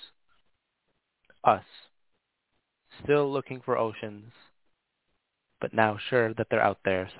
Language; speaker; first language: English; native; English